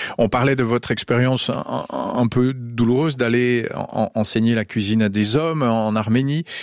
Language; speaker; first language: French; native; French